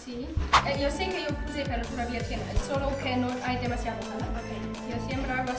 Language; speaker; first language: Spanish; non-native, fluent; German